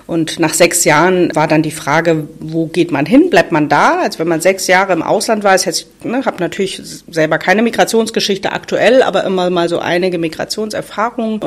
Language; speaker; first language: German; native; German